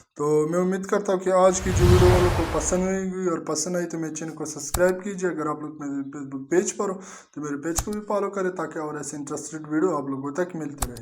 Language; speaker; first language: Urdu; non-native, local second language; Punjabi